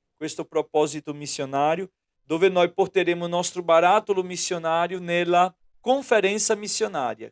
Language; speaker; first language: Italian; non-native, fluent; Portuguese